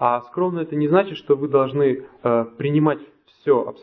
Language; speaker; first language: Russian; native; Russian